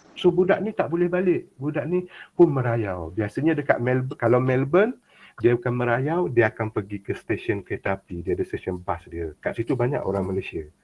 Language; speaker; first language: Malay; native; Malay